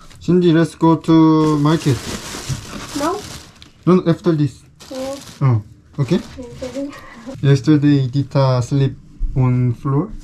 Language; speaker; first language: English; non-native, learner; Korean